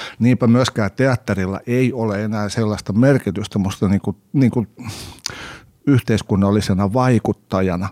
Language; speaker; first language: Finnish; native; Finnish